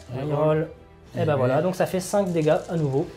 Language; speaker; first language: French; native; French